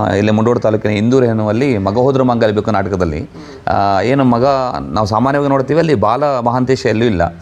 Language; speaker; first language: Kannada; non-native, local second language; Konkani